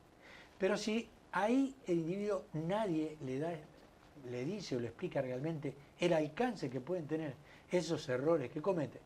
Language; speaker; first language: Spanish; native; Spanish